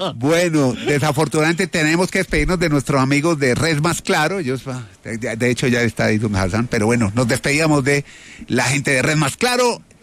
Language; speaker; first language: Spanish; native; Spanish